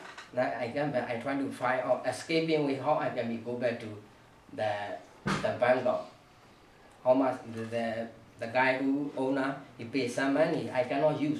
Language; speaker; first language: English; non-native, learner; Burmese